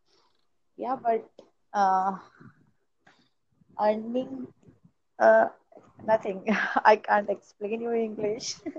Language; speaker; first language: English; non-native, learner; Gujarati